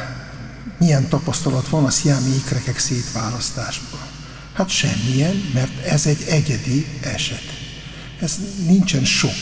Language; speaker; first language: Hungarian; non-native, fluent; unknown